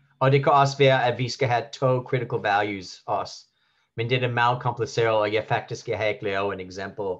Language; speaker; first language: Danish; non-native, learner; English